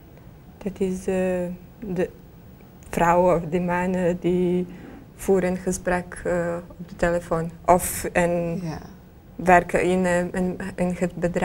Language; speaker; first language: Dutch; non-native, learner; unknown